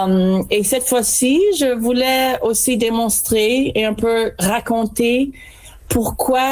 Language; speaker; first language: French; non-native, fluent; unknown